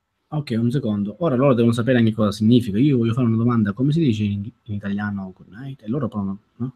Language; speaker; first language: Italian; native; Italian